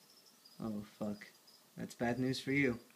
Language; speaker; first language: English; native; English